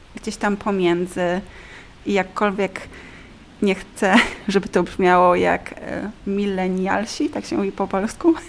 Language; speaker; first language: Polish; native; Polish